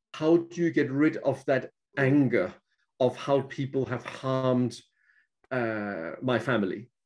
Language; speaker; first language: English; non-native, fluent; Danish